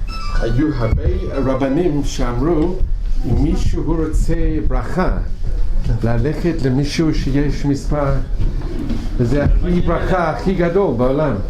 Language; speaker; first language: Hebrew; non-native, learner; English